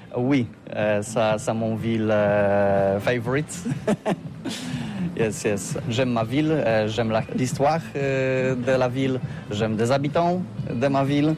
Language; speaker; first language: French; non-native, fluent; Polish